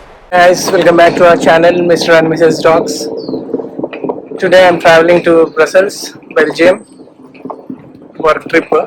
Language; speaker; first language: English; non-native, local second language; Telugu